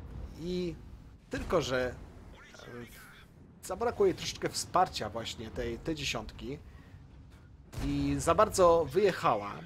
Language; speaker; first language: Polish; native; Polish